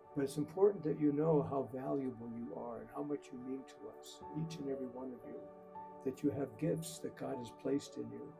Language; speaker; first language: English; native; English